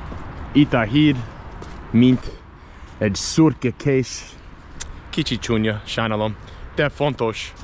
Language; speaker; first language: Hungarian; non-native, learner; English